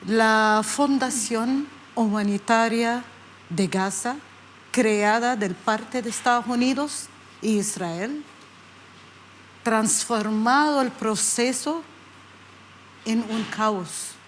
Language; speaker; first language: Spanish; non-native, learner; Arabic